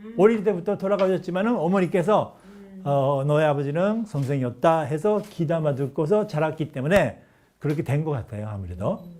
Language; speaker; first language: Korean; non-native, fluent; Japanese